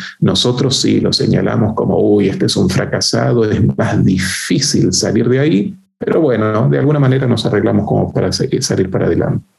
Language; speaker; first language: Spanish; native; Spanish